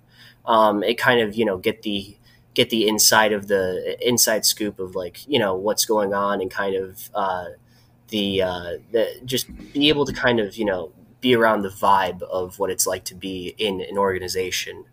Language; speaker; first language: English; native; English